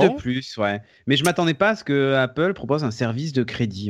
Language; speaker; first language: French; native; French